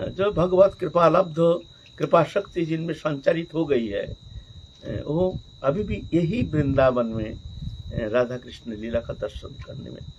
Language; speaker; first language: Hindi; non-native, local second language; Bangla